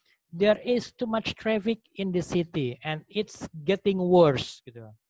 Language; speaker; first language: English; non-native, fluent; Indonesian